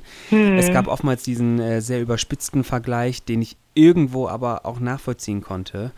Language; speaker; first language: German; native; German